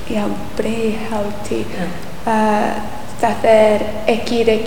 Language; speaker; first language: Icelandic; non-native, learner; English